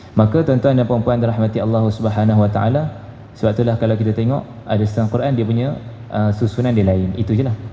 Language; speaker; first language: Malay; native; Malay